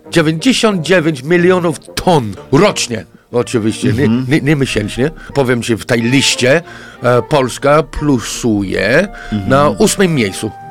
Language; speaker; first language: Polish; non-native, fluent; English